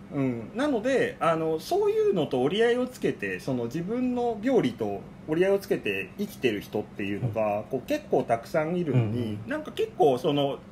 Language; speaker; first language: Japanese; native; Japanese